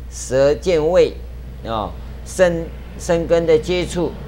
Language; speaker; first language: Chinese; native; Chinese